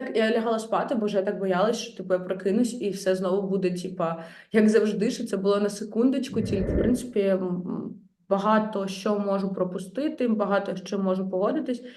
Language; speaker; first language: Ukrainian; native; Ukrainian